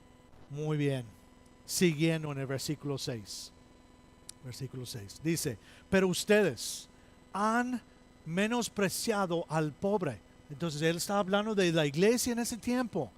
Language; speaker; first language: Spanish; non-native, fluent; English